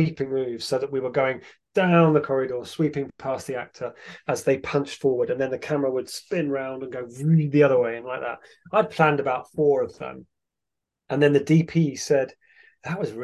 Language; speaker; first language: English; native; English